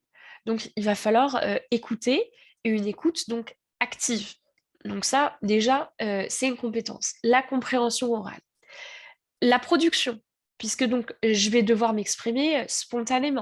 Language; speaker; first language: French; native; French